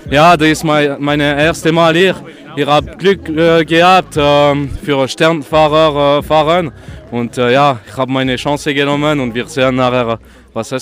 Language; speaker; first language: German; non-native, local second language; French